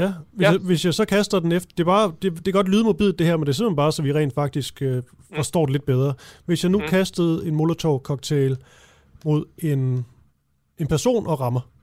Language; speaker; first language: Danish; native; Danish